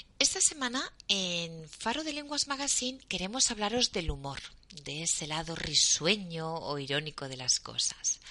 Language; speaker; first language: Spanish; native; Spanish